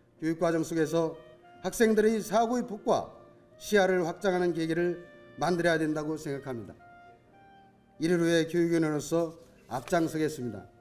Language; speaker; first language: Korean; native; Korean